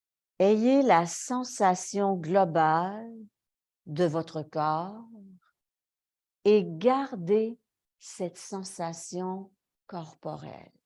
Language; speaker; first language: French; native; French